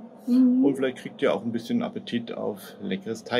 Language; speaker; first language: German; native; German